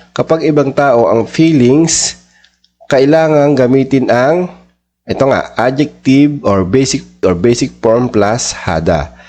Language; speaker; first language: Filipino; native; Filipino